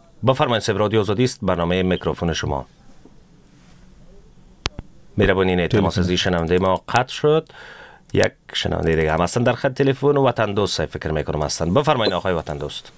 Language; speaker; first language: Persian; native; Persian